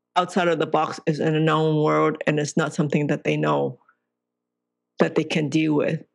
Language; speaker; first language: English; non-native, local second language; Cantonese